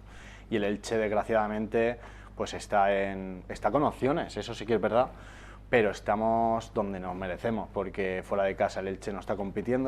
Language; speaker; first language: Spanish; native; Spanish